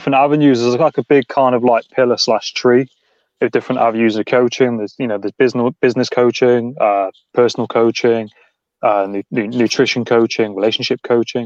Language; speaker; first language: English; native; English